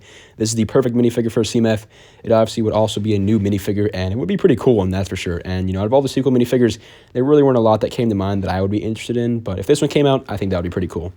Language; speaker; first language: English; native; English